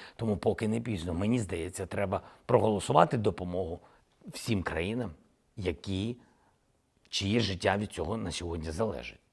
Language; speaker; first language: Ukrainian; non-native, local second language; Russian